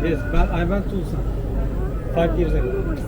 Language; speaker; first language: English; non-native, learner; Turkish